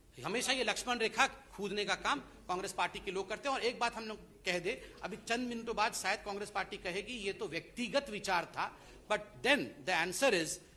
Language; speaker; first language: Hindi; non-native, local second language; Odia